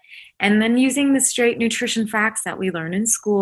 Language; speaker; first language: English; native; English